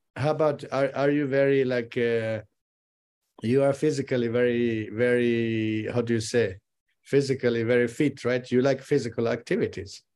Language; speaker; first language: English; non-native, fluent; Chinese